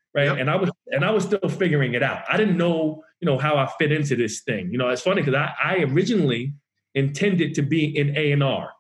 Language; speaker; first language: English; native; English